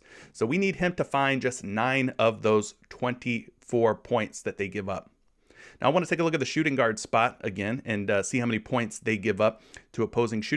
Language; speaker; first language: English; native; English